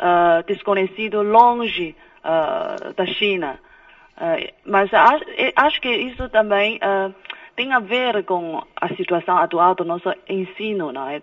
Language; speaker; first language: Portuguese; non-native, fluent; Chinese